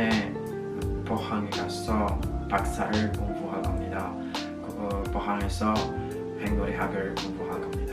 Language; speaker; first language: Korean; non-native, learner; Indonesian